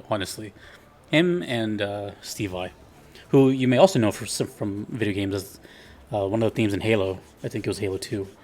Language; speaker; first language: English; native; English